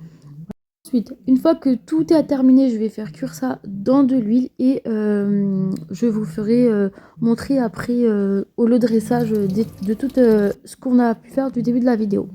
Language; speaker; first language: French; native; French